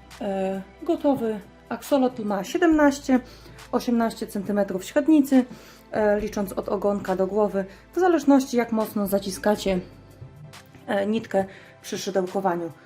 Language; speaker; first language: Polish; native; Polish